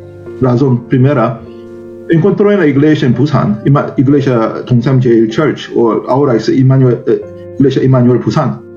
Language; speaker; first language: Spanish; non-native, learner; Korean